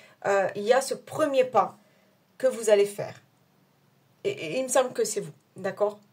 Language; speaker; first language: French; native; French